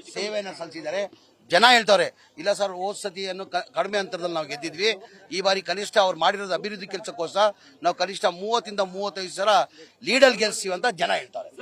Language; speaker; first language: Kannada; non-native, local second language; Urdu